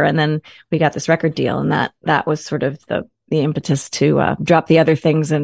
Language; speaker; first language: English; native; English